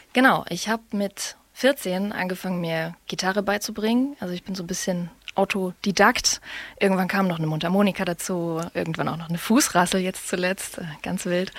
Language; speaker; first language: German; native; German